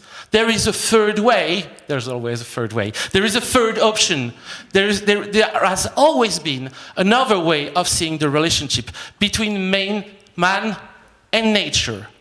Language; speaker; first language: English; non-native, fluent; French